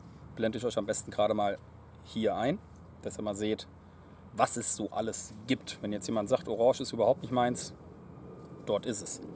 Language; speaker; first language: German; native; German